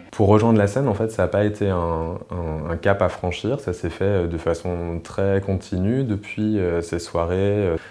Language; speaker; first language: French; native; French